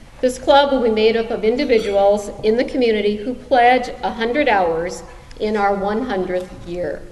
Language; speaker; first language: English; native; English